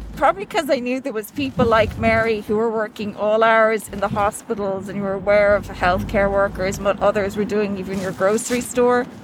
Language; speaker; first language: English; native; English